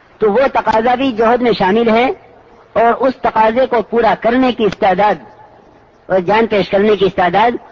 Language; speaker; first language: Urdu; native; Urdu